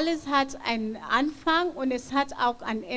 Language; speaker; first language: German; non-native, fluent; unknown